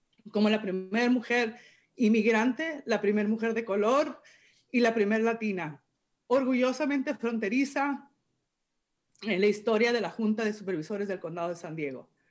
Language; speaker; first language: Spanish; native; Spanish